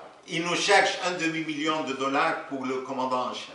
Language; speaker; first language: French; non-native, local second language; Arabic